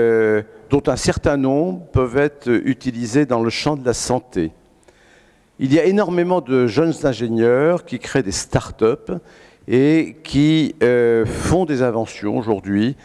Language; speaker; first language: French; native; French